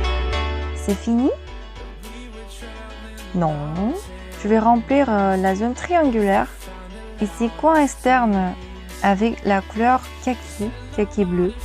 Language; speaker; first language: French; non-native, learner; Korean